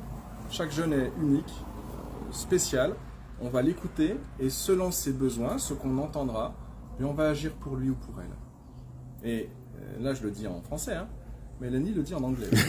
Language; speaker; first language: French; native; French